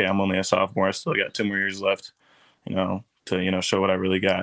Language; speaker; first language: English; native; English